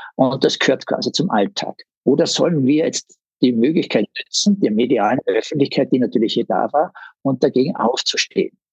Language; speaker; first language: German; native; German